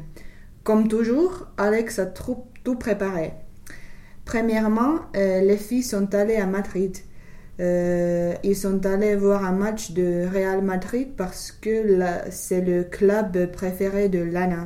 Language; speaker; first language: French; non-native, fluent; English